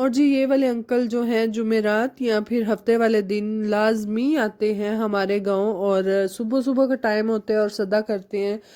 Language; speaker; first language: Urdu; non-native, local second language; Punjabi